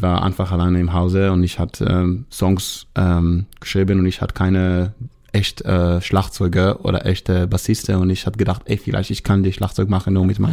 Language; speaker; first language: German; non-native, learner; Hebrew